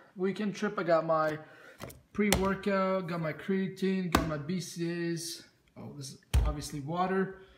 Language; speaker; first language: English; early bilingual, other home language; Russian